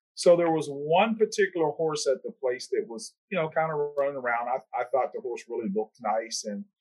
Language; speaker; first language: English; native; English